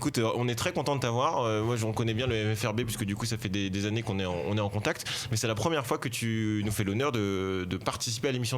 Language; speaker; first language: French; native; French